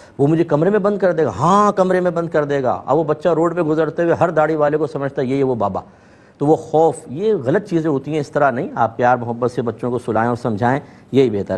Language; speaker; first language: Urdu; native; Urdu